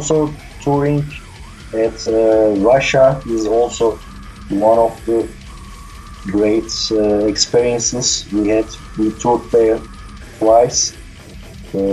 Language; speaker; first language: English; non-native, learner; Turkish